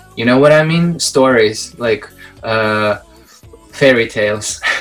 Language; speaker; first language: English; non-native, fluent; Belarusian